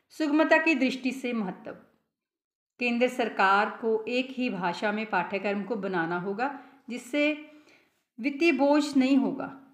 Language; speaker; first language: Hindi; non-native, local second language; Punjabi